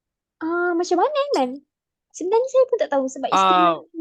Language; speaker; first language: Malay; native; Malay